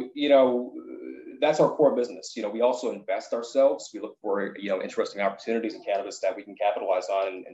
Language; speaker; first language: English; native; English